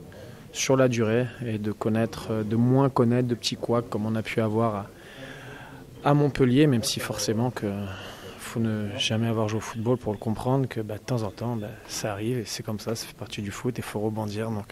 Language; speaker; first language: French; native; French